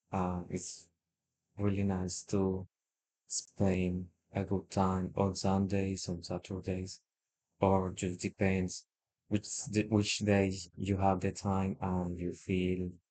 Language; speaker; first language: English; non-native, learner; Spanish